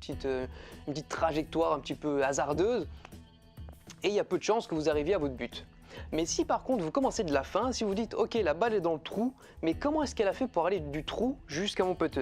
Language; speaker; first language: French; native; French